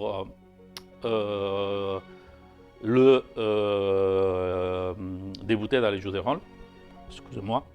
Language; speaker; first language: French; native; French